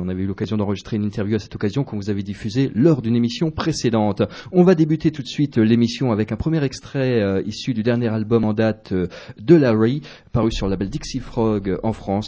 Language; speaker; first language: French; native; French